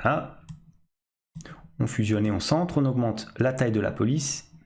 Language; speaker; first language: French; native; French